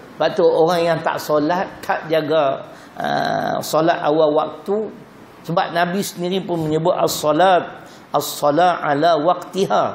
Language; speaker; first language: Malay; native; Malay